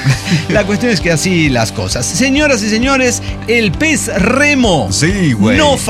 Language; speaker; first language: Spanish; native; Spanish